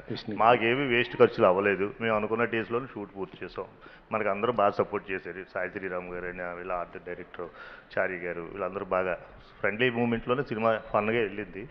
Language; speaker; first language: Telugu; native; Telugu